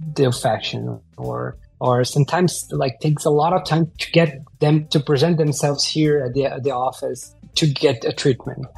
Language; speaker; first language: English; non-native, fluent; Portuguese